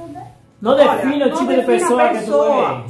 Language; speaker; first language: Portuguese; non-native, fluent; Spanish